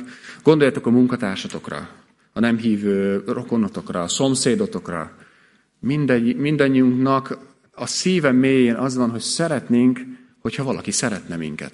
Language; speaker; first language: Hungarian; native; Hungarian